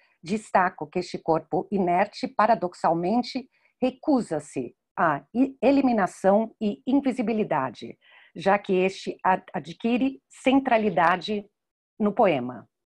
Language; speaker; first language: Portuguese; native; Portuguese